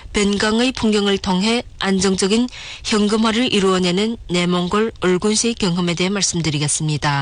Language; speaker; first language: Korean; native; Korean